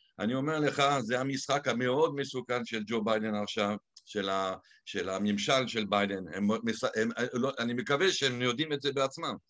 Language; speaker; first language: Hebrew; native; Hebrew